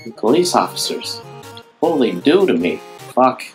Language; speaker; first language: English; native; English